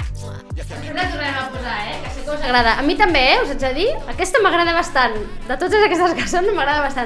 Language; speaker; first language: Catalan; native; Catalan